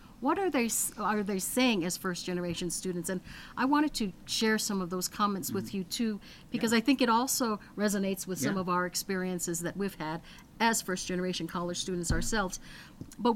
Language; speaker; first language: English; native; English